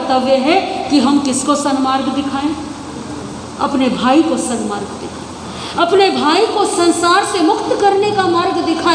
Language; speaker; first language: Hindi; native; Hindi